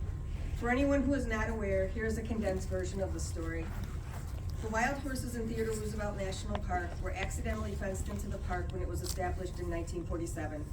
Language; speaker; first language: English; native; English